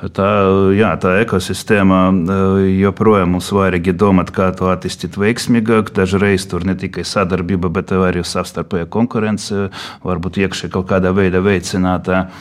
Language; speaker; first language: Latvian; non-native, local second language; Russian